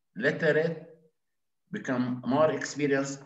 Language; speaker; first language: English; non-native, fluent; Arabic